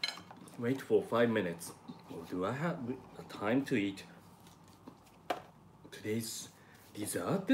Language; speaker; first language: English; non-native, learner; Japanese